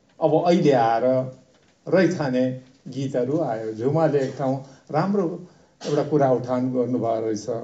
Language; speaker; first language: Nepali; non-native, local second language; Limburgish